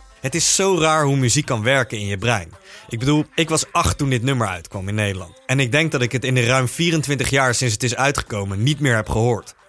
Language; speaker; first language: Dutch; native; Dutch